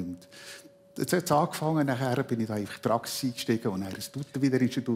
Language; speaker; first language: German; native; German